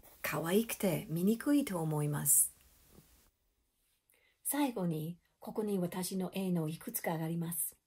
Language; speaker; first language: Japanese; non-native, fluent; English